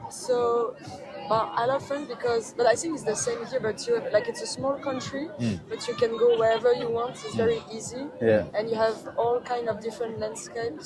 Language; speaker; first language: English; non-native, fluent; French